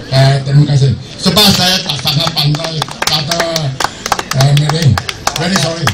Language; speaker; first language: Indonesian; non-native, local second language; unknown